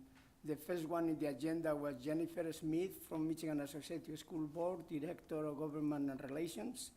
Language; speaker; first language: English; non-native, fluent; Spanish